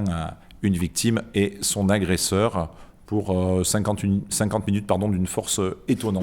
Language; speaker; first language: French; native; French